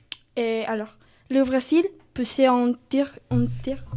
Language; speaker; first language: French; non-native, learner; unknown